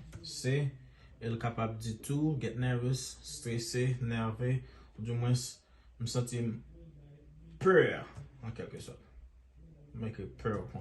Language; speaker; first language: French; non-native, local second language; Haitian Creole